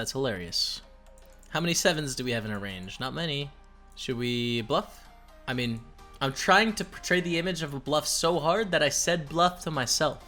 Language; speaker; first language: English; native; English